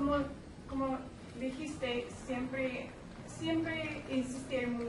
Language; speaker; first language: Spanish; non-native, learner; English